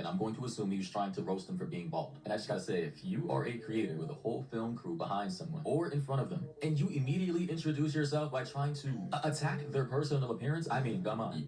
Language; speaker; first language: English; native; English